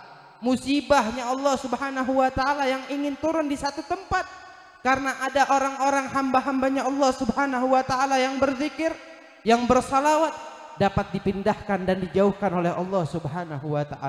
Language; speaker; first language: Indonesian; native; Indonesian